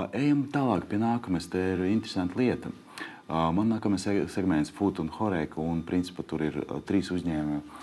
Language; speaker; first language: Latvian; non-native, local second language; Russian